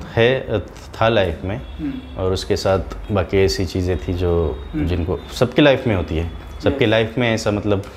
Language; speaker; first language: Hindi; non-native, local second language; Marathi